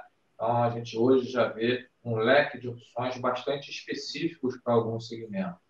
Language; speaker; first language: Portuguese; native; Portuguese